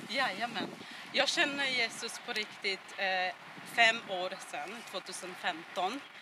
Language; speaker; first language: Swedish; non-native, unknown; Portuguese